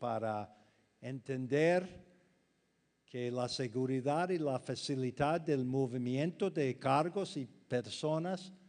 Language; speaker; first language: Spanish; non-native, fluent; English